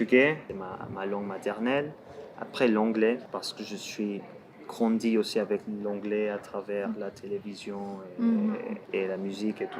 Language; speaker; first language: French; non-native, fluent; Portuguese